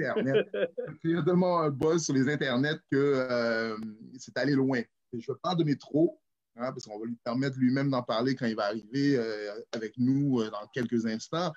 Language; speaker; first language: French; native; French